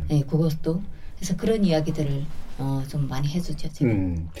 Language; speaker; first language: Korean; native; Korean